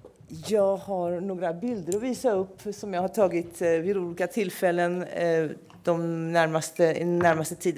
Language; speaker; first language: Swedish; non-native, fluent; English